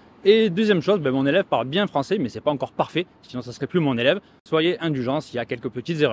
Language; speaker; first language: French; native; French